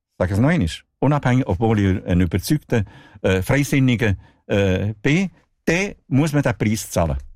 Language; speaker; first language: German; non-native, local second language; Italian